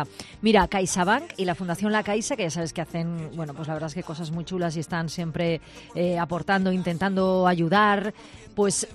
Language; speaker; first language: Spanish; native; Spanish